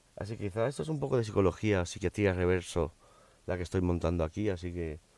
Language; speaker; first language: Spanish; early bilingual, heritage; Spanish